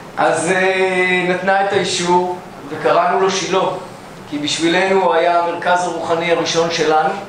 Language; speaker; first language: Hebrew; native; Hebrew